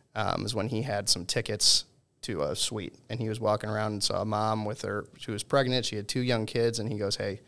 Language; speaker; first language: English; native; English